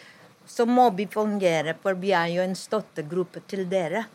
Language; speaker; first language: Norwegian; non-native, fluent; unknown